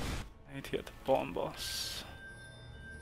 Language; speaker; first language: English; native; English